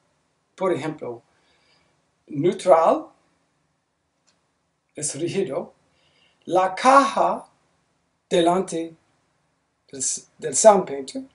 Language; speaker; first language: Spanish; non-native, learner; English